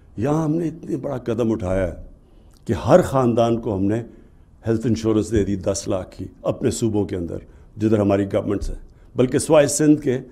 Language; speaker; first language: Urdu; native; Urdu